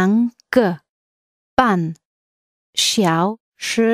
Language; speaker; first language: Chinese; non-native, learner; English